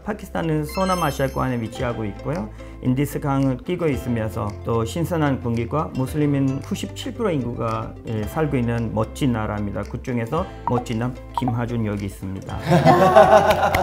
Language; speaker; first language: Korean; non-native, fluent; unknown